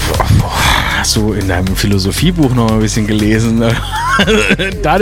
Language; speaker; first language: German; native; German